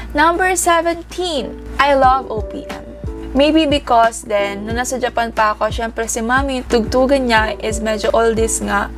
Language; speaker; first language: Filipino; early bilingual, heritage; Japanese